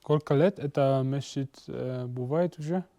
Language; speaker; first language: Russian; non-native, learner; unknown